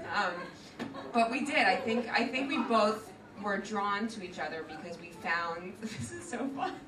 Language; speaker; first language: English; native; English